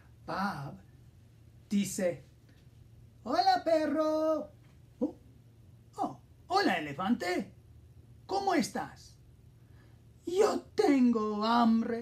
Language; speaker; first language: Spanish; non-native, fluent; English